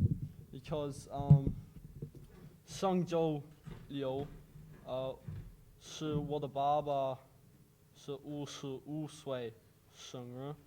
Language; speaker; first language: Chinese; non-native, fluent; English